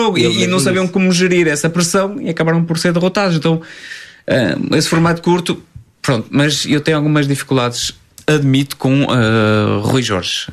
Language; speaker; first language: Portuguese; native; Portuguese